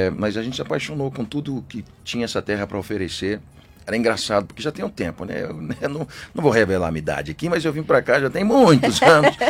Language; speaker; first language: Portuguese; early bilingual, other home language; English